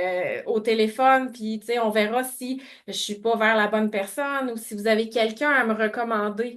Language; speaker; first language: French; native; French